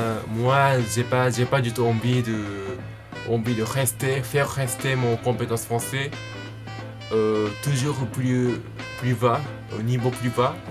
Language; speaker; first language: French; non-native, learner; Japanese